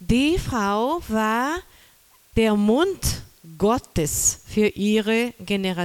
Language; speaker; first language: German; non-native, fluent; Portuguese